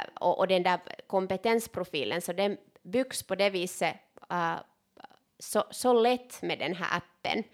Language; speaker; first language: Swedish; non-native, local second language; Finnish